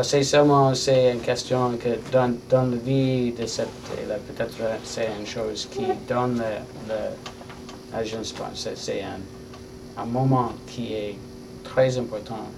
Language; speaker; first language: French; non-native, learner; English